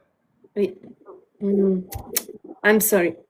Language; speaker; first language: English; non-native, learner; Arabic